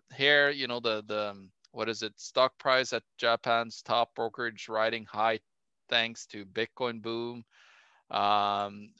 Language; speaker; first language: English; non-native, fluent; Norwegian